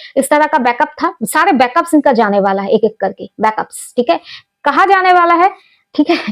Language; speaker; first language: Hindi; non-native, local second language; Bangla